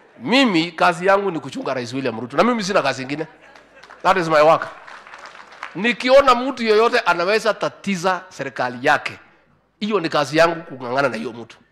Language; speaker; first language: Swahili; non-native, local second language; Kikuyu